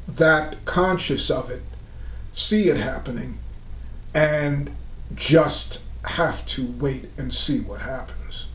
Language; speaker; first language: English; native; English